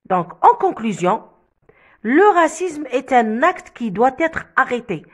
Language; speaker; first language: French; non-native, local second language; Arabic